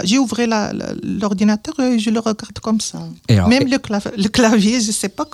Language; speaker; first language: French; non-native, learner; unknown